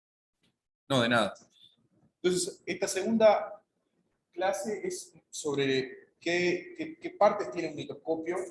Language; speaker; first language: Spanish; native; Spanish